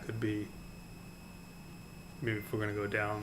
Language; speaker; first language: English; native; English